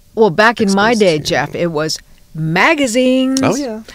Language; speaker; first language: English; native; English